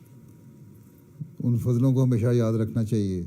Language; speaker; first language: Urdu; native; Urdu